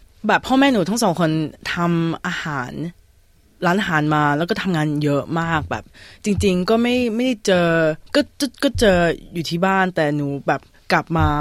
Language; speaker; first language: Thai; early bilingual, heritage; Thai